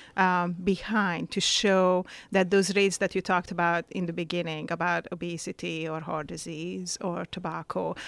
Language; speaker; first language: English; non-native, fluent; Hungarian